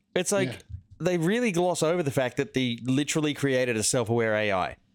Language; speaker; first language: English; native; English